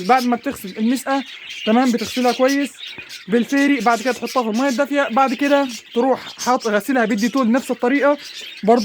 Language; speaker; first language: Arabic; native; Arabic